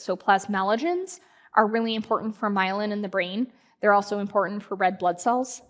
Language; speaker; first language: English; native; English